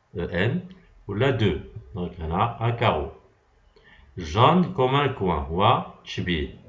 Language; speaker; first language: French; non-native, local second language; Arabic